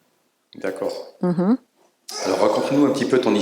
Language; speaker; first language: French; native; French